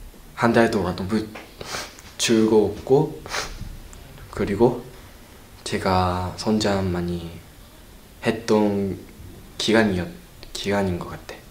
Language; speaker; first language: Korean; non-native, learner; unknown